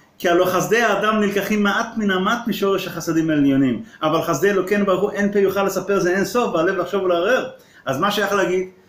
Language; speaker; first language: Hebrew; non-native, local second language; Yiddish